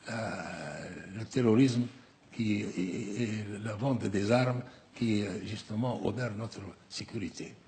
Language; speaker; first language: French; non-native, local second language; Arabic